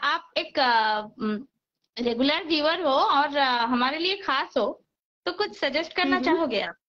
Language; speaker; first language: Hindi; non-native, local second language; Odia